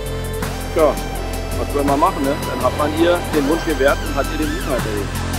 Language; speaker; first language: German; native; German